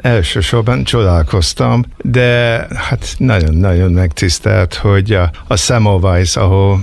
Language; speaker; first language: Hungarian; early bilingual, heritage; Hungarian